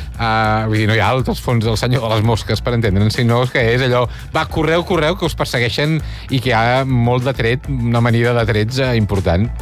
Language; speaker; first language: Catalan; native; Catalan